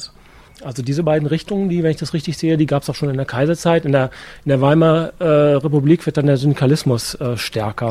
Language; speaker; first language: German; native; German